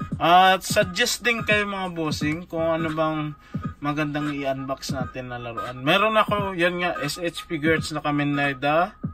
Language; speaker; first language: Filipino; native; Filipino